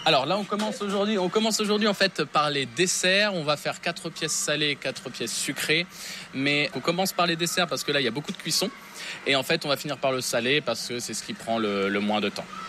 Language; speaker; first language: French; native; French